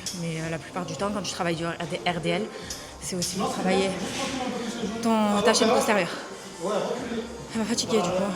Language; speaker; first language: French; native; French